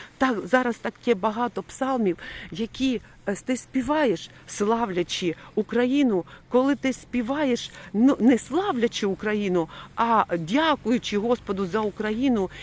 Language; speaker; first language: Ukrainian; non-native, local second language; Russian